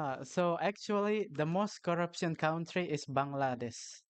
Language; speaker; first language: English; non-native, learner; Indonesian